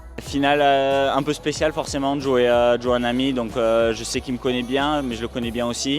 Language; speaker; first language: French; native; French